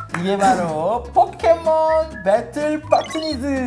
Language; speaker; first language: Korean; native; Korean